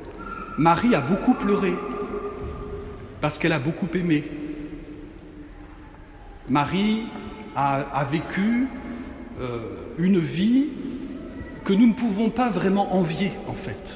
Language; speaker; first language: French; native; French